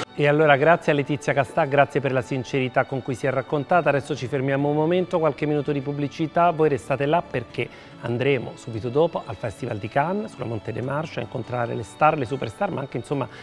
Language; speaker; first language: Italian; native; Italian